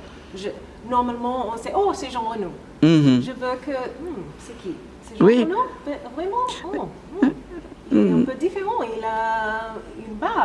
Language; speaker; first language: French; non-native, learner; English